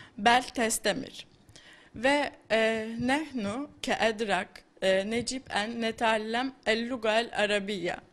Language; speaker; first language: Arabic; non-native, learner; Turkish